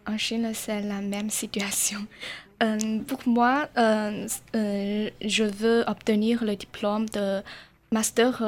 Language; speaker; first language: French; non-native, learner; Chinese